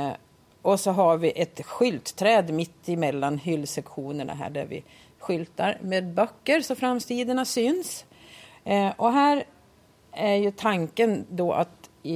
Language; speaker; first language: Swedish; native; Swedish